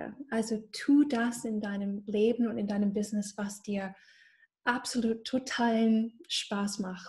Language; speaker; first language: German; non-native, fluent; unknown